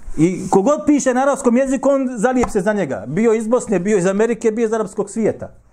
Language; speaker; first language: Bosnian; native; Bosnian